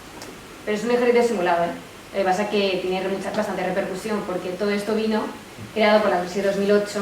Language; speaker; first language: Spanish; native; Spanish